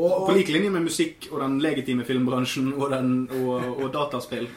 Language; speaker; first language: Norwegian; native; Norwegian